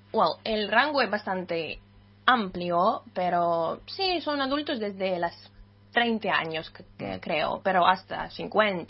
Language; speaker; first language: Spanish; non-native, fluent; Russian